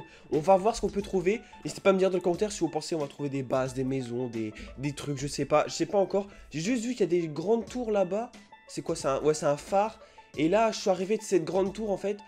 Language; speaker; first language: French; native; French